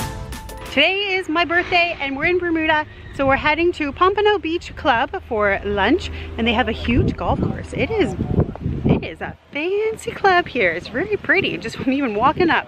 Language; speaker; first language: English; native; English